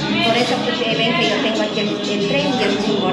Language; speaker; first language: Spanish; native; Spanish